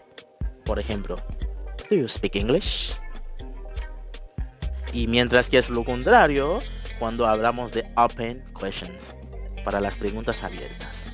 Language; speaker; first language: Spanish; non-native, fluent; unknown